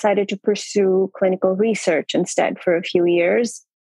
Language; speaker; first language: English; non-native, local second language; Urdu